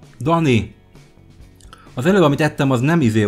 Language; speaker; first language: Hungarian; native; Hungarian